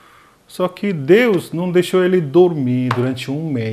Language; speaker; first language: Portuguese; non-native, fluent; Korean